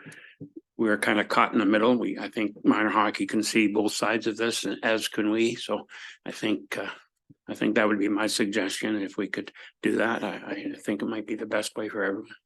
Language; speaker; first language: English; native; English